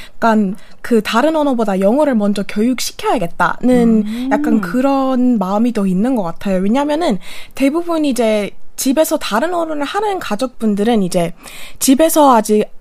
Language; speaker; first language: Korean; non-native, fluent; English